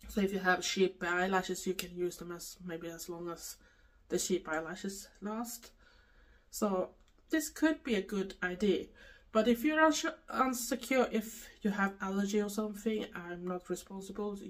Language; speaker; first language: English; non-native, fluent; Swedish